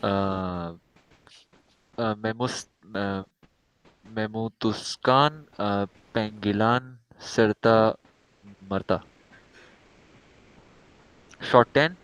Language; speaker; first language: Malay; non-native, learner; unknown